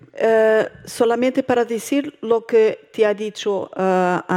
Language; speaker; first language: Spanish; non-native, fluent; Portuguese